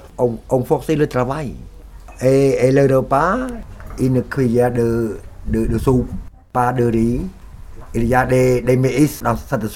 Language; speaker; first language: French; non-native, local second language; Khmer